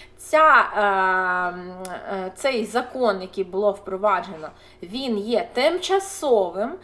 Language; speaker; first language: Ukrainian; non-native, local second language; Russian